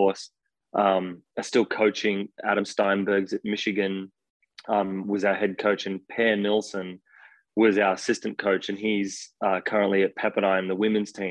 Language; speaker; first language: English; native; English